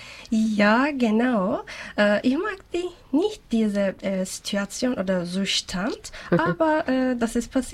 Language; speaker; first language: German; non-native, learner; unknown